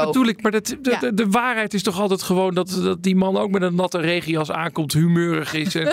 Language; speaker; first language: Dutch; native; Dutch